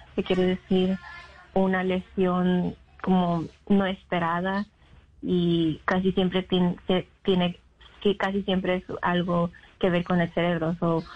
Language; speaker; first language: Spanish; early bilingual, heritage; Spanish